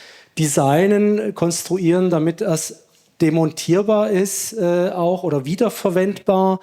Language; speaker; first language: German; native; German